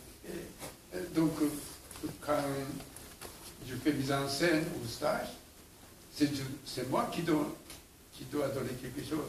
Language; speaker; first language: French; non-native, learner; Japanese